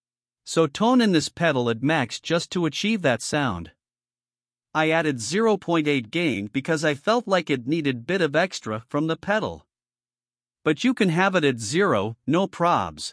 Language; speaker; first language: English; non-native, fluent; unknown